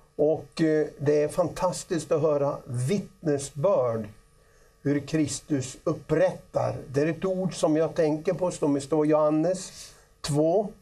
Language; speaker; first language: Swedish; native; Swedish